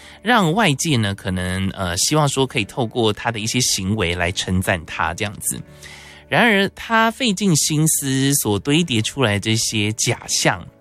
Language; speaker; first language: Chinese; native; Chinese